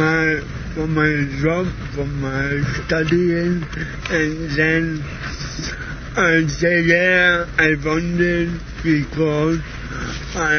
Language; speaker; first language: English; non-native, learner; German